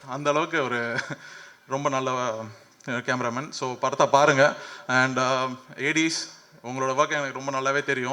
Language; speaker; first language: Tamil; native; Tamil